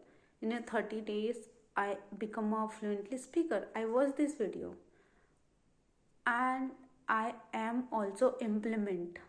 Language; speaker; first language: English; non-native, learner; Hindi